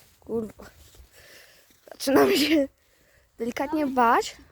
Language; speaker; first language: Polish; native; Polish